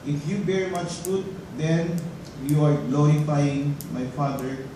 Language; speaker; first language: English; non-native, local second language; Filipino